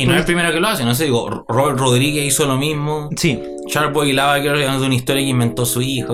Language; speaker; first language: Spanish; native; Spanish